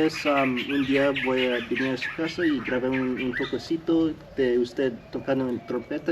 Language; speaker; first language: Spanish; early bilingual, heritage; English